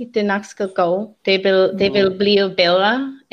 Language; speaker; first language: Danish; non-native, learner; English